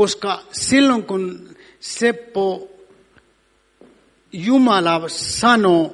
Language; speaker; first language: Finnish; non-native, fluent; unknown